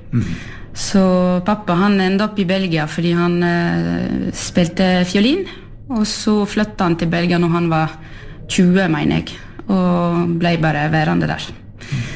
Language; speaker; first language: Norwegian; early bilingual, heritage; French